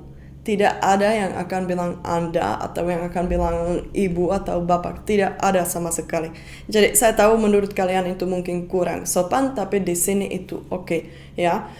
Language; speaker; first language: Indonesian; non-native, fluent; Czech